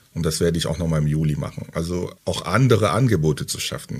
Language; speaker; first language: German; early bilingual, other home language; French